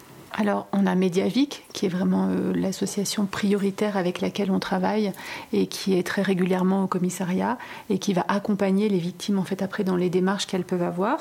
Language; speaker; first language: French; native; French